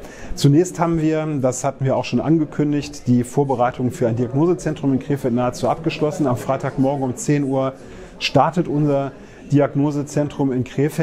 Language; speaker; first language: German; native; German